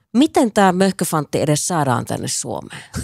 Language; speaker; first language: Finnish; native; Finnish